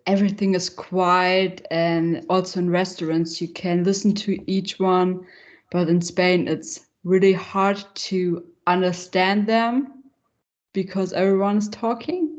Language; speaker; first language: English; non-native, fluent; German